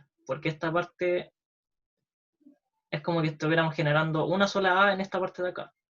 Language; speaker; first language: Spanish; native; Spanish